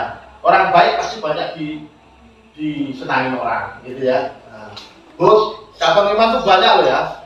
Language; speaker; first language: Indonesian; native; Indonesian